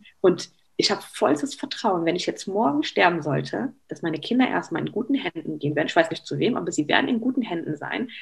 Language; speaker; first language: German; early bilingual, other home language; Arabic